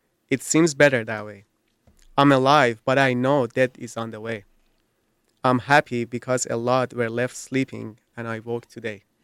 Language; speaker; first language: English; non-native, fluent; Persian